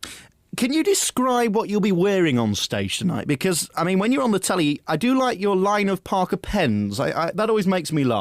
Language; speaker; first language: English; native; English